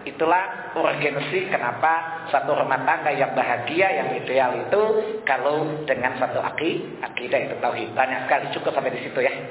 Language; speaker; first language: Indonesian; non-native, local second language; Sundanese